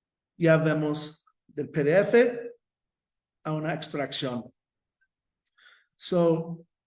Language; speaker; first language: Spanish; non-native, fluent; English